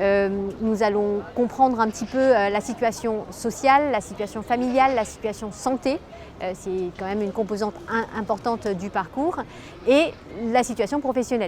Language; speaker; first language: French; native; French